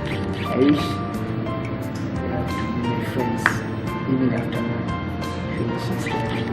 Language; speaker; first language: English; non-native, local second language; Swahili